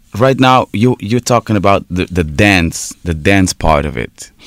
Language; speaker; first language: English; early bilingual, heritage; Portuguese